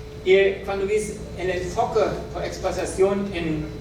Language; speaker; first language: Spanish; non-native, learner; German